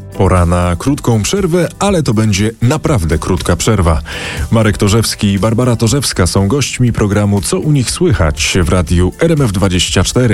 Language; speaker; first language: Polish; native; Polish